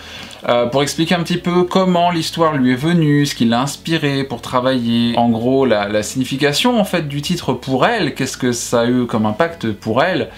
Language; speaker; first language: French; native; French